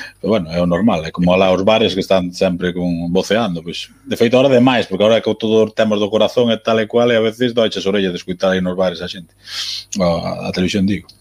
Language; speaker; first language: Galician; native; Galician